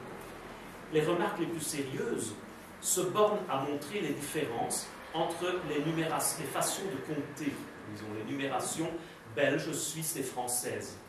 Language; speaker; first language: French; native; French